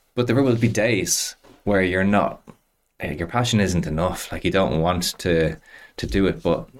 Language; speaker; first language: English; native; English